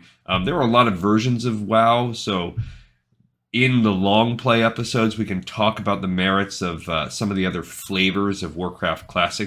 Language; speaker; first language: English; native; English